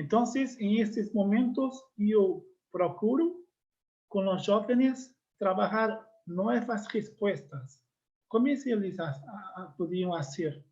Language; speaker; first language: Spanish; non-native, learner; Portuguese